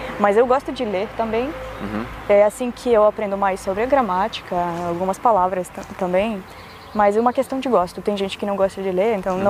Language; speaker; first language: Portuguese; non-native, fluent; Macedonian